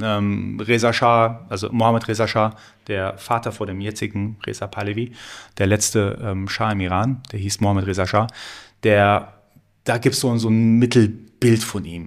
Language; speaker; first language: German; early bilingual, other home language; Persian